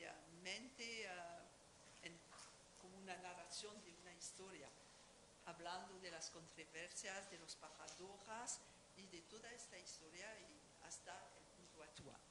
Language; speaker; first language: Spanish; non-native, fluent; French